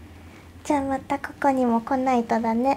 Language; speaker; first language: Japanese; native; Japanese